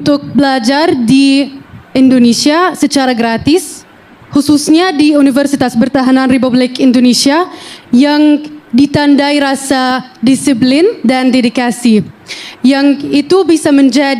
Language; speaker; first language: Indonesian; non-native, fluent; Arabic